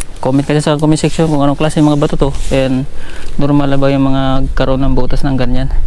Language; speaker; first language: Filipino; native; Filipino